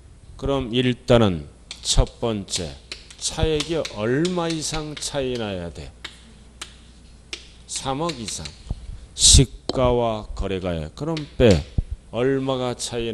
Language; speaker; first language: Korean; native; Korean